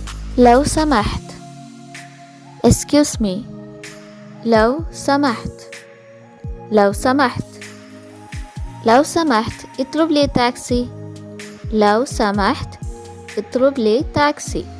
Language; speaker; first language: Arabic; non-native, fluent; Malayalam